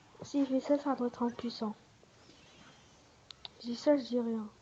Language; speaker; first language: French; native; French